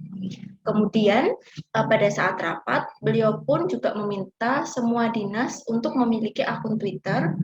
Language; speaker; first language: Indonesian; native; Indonesian